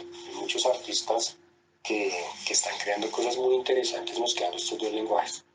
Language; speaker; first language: Spanish; native; Spanish